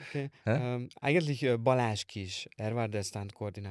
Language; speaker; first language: German; non-native, learner; Hungarian